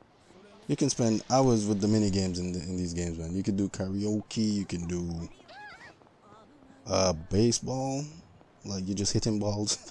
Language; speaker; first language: English; native; English